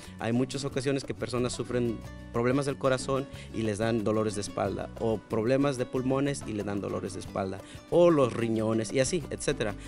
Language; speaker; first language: Spanish; native; Spanish